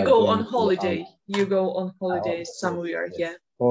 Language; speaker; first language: English; non-native, fluent; Georgian